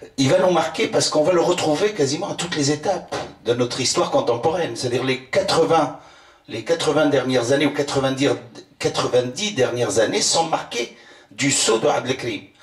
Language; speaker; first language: French; non-native, local second language; Arabic